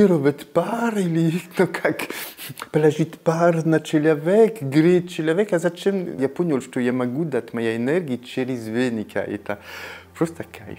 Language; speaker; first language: Russian; non-native, fluent; French